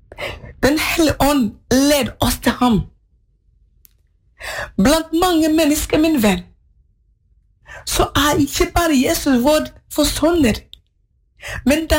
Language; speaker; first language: Norwegian; non-native, fluent; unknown